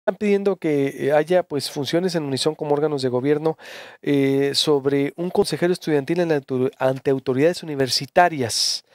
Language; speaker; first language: Spanish; native; Spanish